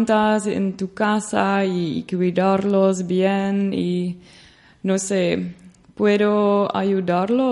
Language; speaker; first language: Spanish; non-native, learner; Dutch